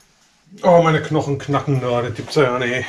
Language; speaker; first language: German; native; German